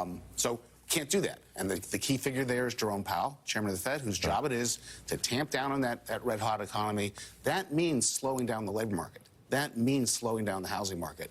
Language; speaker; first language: English; native; English